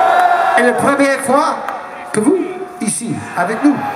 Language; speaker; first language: French; non-native, learner; English